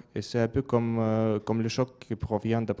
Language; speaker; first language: French; non-native, fluent; Russian